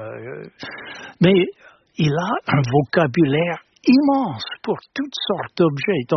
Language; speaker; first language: French; non-native, fluent; English